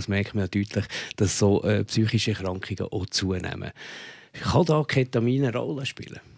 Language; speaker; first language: German; native; German